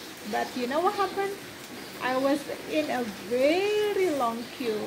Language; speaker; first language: English; non-native, fluent; Indonesian